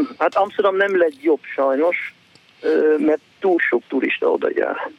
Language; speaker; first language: Hungarian; non-native, fluent; Dutch